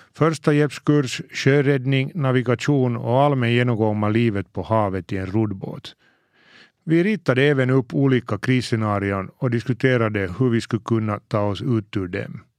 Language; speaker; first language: Swedish; native; Swedish